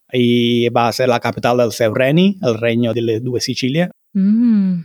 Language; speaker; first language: Catalan; non-native, fluent; Italian